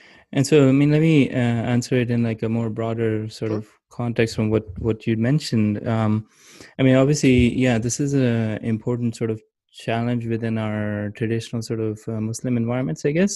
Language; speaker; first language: English; non-native, local second language; Urdu